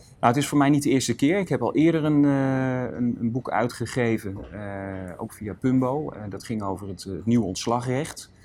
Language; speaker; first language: Dutch; native; Dutch